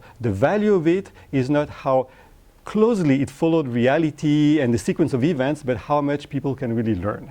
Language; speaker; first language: English; non-native, fluent; French